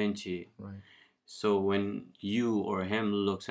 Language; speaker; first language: English; non-native, local second language; Nepali